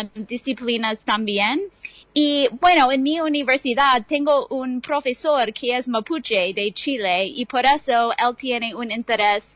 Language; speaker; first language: Spanish; non-native, fluent; English